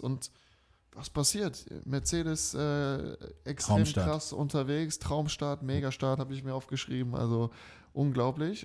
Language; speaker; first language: German; native; German